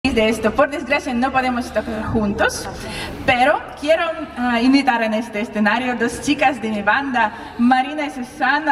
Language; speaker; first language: Spanish; non-native, learner; Ukrainian